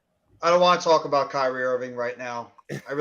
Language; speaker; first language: English; native; English